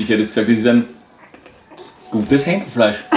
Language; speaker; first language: German; native; German